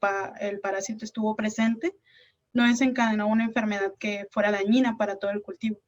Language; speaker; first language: Spanish; native; Spanish